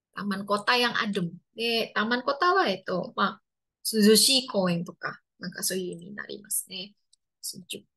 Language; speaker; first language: Indonesian; native; Indonesian